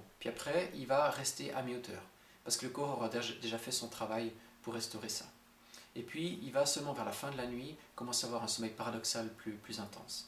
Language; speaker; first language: French; native; French